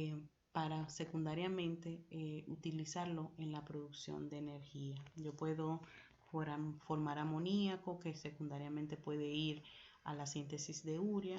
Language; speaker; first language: Spanish; native; Spanish